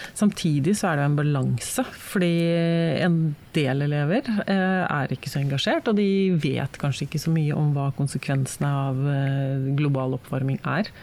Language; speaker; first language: Norwegian; native; Norwegian